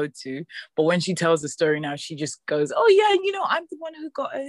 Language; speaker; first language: English; non-native, local second language; Yoruba